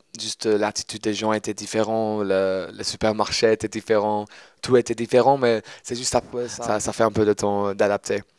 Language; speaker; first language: French; non-native, fluent; English